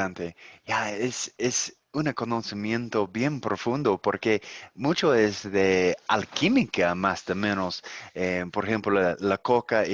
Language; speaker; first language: Spanish; non-native, fluent; English